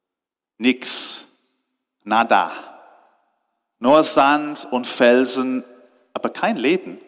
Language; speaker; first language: German; non-native, fluent; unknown